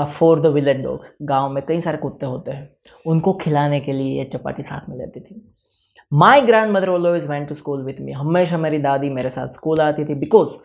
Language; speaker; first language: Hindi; non-native, local second language; Gujarati